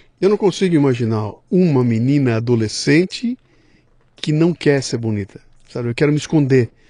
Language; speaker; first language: Portuguese; native; Portuguese